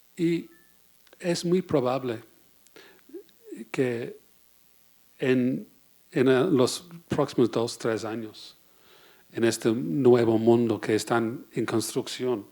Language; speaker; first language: Spanish; non-native, fluent; English